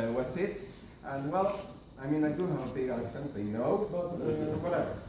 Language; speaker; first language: English; non-native, fluent; Spanish